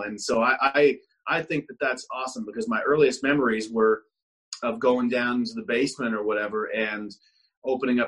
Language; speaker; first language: English; native; English